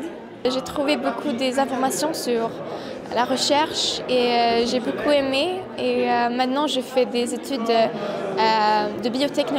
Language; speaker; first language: French; non-native, fluent; Swedish